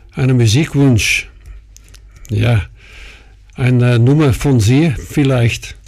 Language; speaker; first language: German; non-native, fluent; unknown